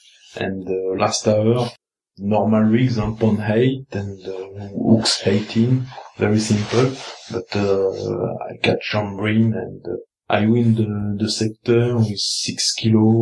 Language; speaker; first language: English; non-native, learner; French